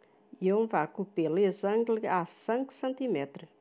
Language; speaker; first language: French; non-native, fluent; Portuguese